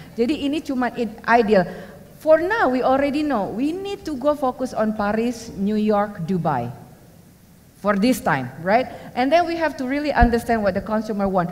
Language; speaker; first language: English; non-native, fluent; Indonesian